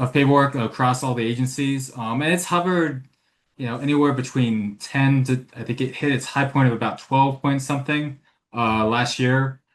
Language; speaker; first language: English; native; English